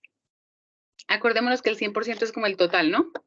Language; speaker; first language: Spanish; native; Spanish